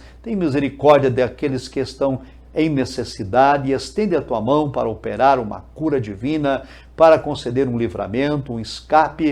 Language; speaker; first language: Portuguese; native; Portuguese